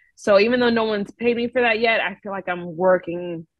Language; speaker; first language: English; native; English